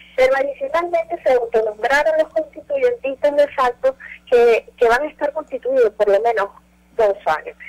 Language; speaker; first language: Spanish; native; Spanish